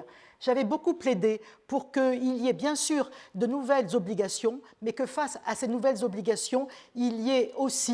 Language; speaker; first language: French; native; French